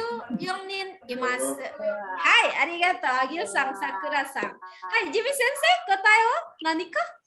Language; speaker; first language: Japanese; non-native, fluent; Indonesian